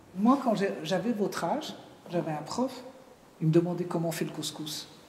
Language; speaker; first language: French; early bilingual, other home language; Arabic